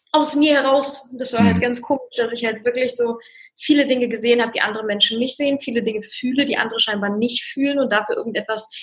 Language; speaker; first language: German; early bilingual, other home language; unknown